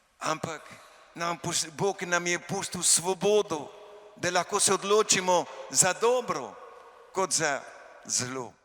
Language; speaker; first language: Slovenian; early bilingual, heritage; Slovenian